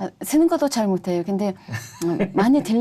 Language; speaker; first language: Korean; non-native, fluent; Mongolian